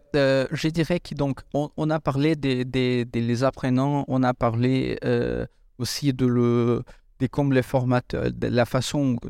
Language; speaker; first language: French; non-native, fluent; Portuguese